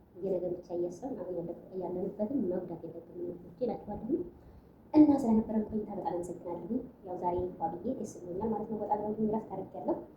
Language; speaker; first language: Amharic; native; Amharic